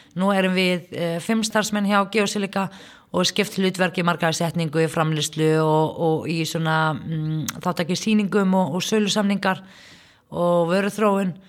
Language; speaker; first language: Icelandic; non-native, fluent; Arabic